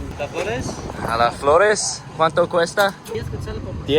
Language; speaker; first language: Spanish; non-native, learner; English